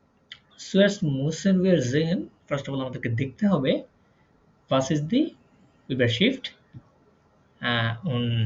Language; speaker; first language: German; non-native, fluent; Bangla